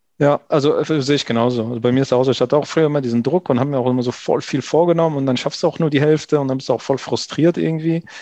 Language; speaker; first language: German; early bilingual, other home language; Arabic